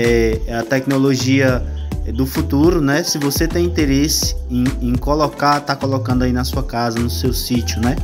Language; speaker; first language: Portuguese; native; Portuguese